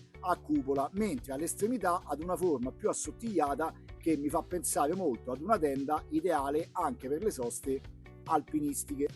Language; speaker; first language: Italian; native; Italian